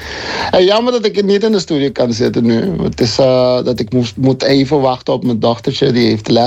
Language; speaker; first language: Dutch; non-native, local second language; Papiamento